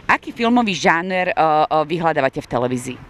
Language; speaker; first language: Slovak; native; Slovak